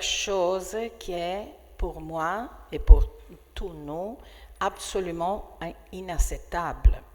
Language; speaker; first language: French; non-native, fluent; Italian